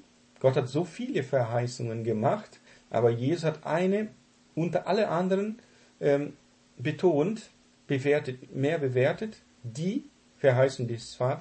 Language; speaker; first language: German; non-native, fluent; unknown